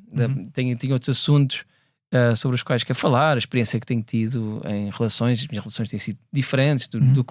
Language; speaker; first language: Portuguese; native; Portuguese